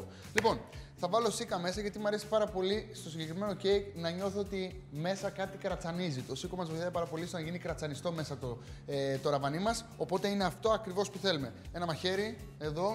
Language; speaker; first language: Greek; native; Greek